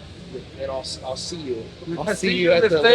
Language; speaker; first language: English; native; English